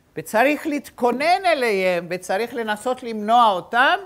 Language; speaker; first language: Hebrew; native; Hebrew